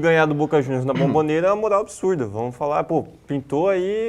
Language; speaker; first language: Portuguese; native; Portuguese